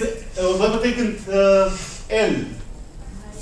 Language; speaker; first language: Dutch; non-native, fluent; Spanish